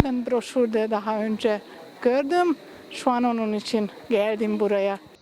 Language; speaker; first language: Turkish; non-native, learner; Hungarian